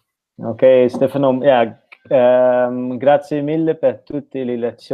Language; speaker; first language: Italian; non-native, learner; Dutch